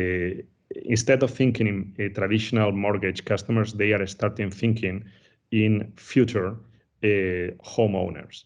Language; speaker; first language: English; non-native, fluent; Spanish